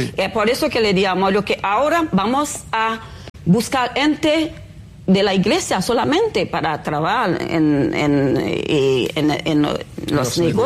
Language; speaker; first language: Spanish; non-native, fluent; Haitian Creole